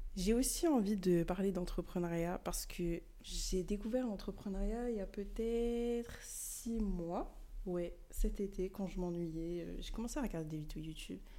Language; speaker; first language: French; early bilingual, other home language; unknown